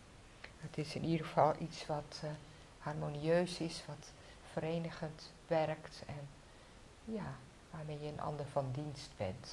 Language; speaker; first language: Dutch; native; Dutch